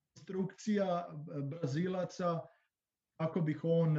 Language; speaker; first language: English; non-native, fluent; Croatian